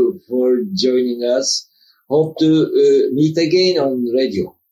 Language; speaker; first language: English; non-native, fluent; Turkish